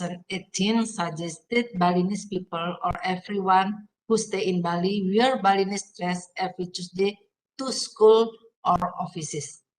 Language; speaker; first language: English; non-native, fluent; Indonesian